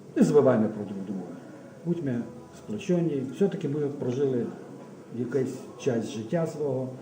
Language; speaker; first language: Ukrainian; native; Ukrainian